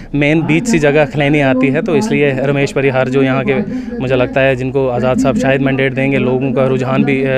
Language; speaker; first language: Hindi; native; Hindi